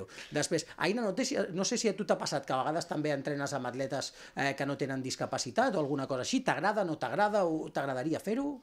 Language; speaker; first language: Catalan; native; Catalan